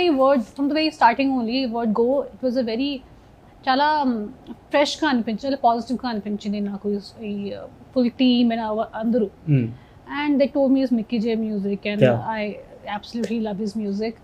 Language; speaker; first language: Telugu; non-native, fluent; Hindi